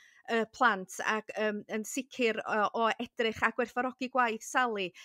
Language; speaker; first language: Welsh; native; Welsh